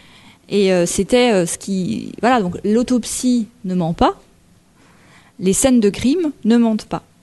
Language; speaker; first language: French; native; French